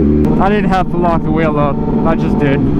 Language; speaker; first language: English; native; English